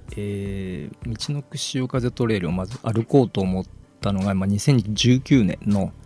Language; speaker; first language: Japanese; native; Japanese